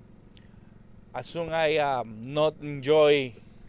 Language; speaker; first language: English; non-native, learner; Spanish